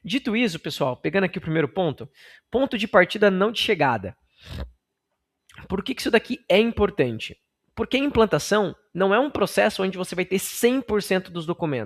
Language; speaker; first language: Portuguese; native; Portuguese